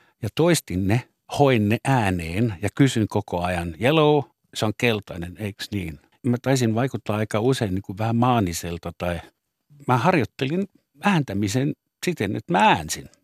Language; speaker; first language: Finnish; non-native, fluent; German